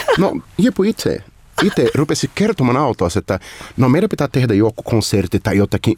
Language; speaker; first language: Finnish; non-native, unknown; Portuguese